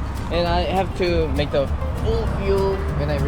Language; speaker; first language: English; non-native, learner; Korean